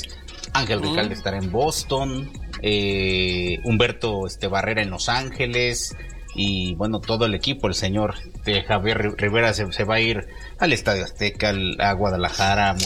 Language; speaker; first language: Spanish; native; Spanish